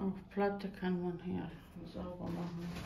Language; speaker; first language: German; non-native, fluent; Croatian